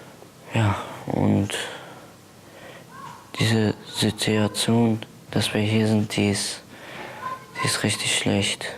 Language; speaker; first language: German; early bilingual, other home language; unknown